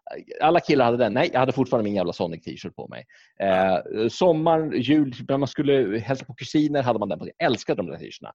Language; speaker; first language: Swedish; native; Swedish